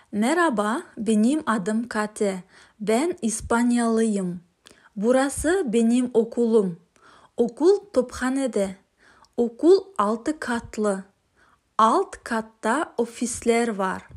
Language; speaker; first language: Turkish; non-native, fluent; Kazakh